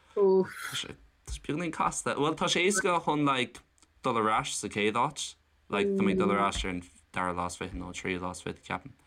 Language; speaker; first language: Irish; non-native, local second language; English